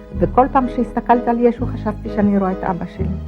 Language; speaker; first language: Hebrew; non-native, fluent; Polish